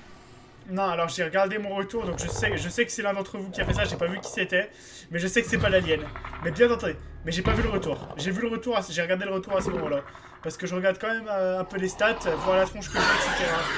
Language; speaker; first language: French; native; French